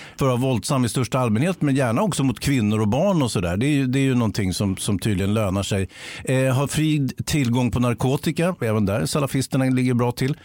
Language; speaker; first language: Swedish; native; Swedish